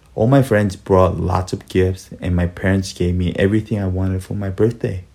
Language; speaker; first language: English; early bilingual, other home language; Korean